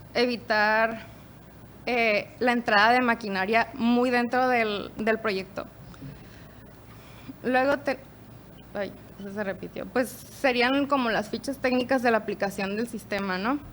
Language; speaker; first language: Spanish; native; Spanish